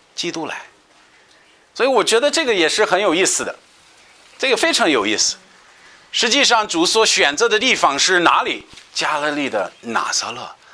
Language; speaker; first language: Chinese; non-native, fluent; English